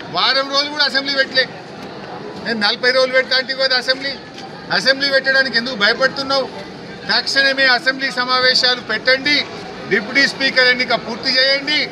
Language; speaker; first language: Telugu; native; Telugu